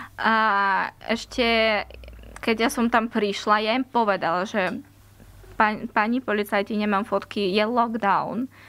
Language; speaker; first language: Slovak; non-native, fluent; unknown